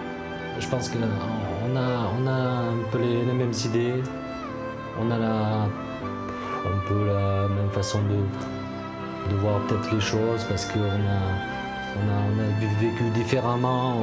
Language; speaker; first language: French; early bilingual, other home language; Korean